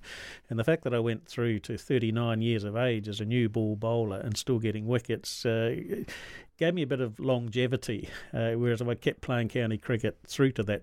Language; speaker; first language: English; native; English